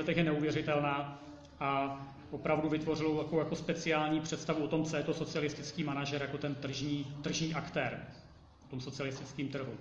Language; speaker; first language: Czech; native; Czech